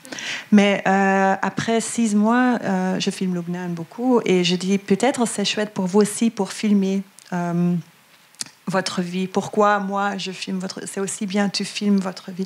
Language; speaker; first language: French; non-native, learner; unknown